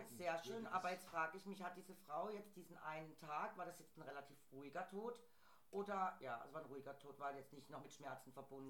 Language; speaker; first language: German; native; German